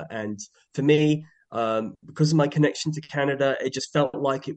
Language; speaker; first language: English; native; English